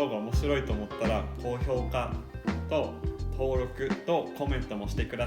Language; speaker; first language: Japanese; non-native, fluent; English